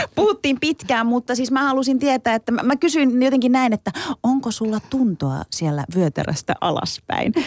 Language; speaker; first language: Finnish; early bilingual, other home language; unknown